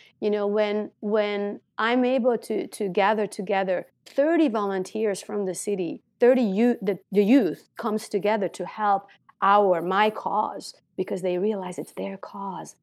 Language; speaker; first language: English; non-native, fluent; Romanian